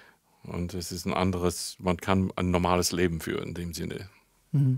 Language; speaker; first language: German; non-native, fluent; English